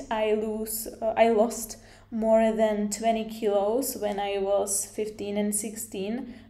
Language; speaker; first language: English; non-native, fluent; Czech